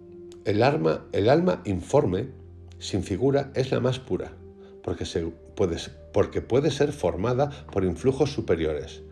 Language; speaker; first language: Spanish; native; Spanish